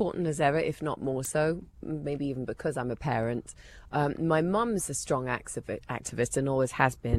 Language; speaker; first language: English; native; English